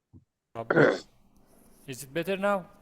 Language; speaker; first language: English; non-native, fluent; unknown